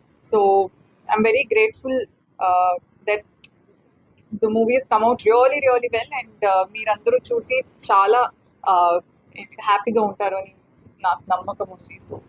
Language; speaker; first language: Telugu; non-native, fluent; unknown